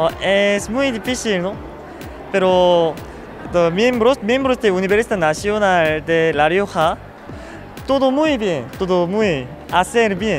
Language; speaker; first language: Spanish; non-native, learner; Korean